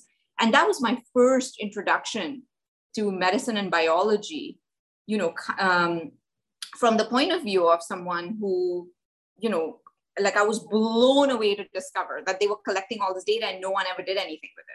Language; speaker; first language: English; non-native, local second language; Hindi